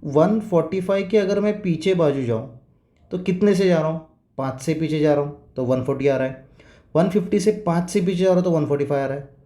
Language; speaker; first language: Hindi; non-native, local second language; Marathi